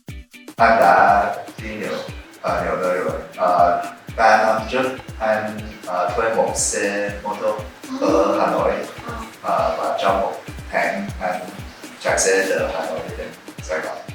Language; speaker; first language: Vietnamese; non-native, learner; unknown